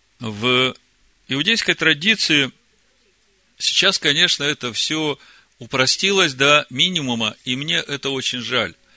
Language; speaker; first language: Russian; native; Russian